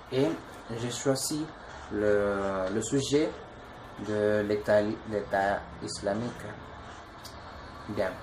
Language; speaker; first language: French; non-native, learner; Spanish